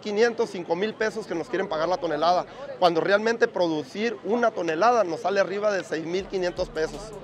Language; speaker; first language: Spanish; native; Spanish